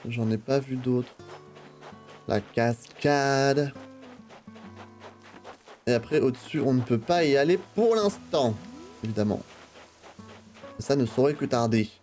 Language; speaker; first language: French; native; French